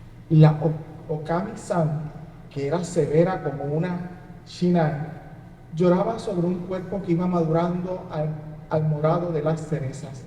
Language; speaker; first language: Spanish; native; Spanish